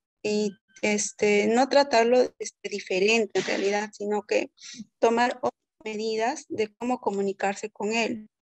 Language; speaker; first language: Spanish; native; Spanish